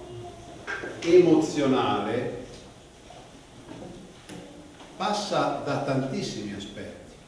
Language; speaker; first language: Italian; native; Italian